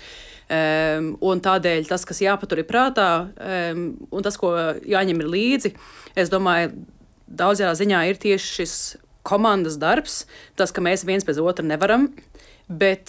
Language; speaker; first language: Latvian; early bilingual, heritage; Latvian